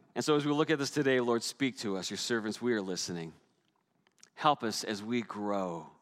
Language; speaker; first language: English; native; English